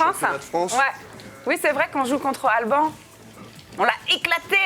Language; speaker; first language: French; native; French